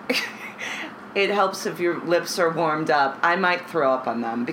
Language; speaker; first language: English; native; English